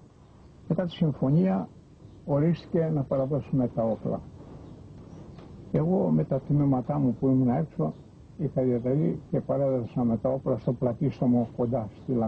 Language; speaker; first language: Greek; native; Greek